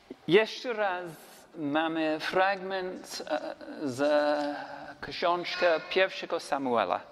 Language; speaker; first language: Polish; non-native, learner; English